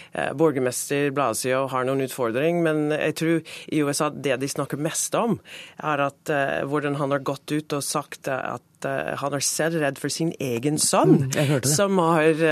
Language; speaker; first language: Norwegian; non-native, fluent; English